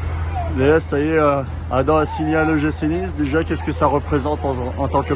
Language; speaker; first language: French; native; French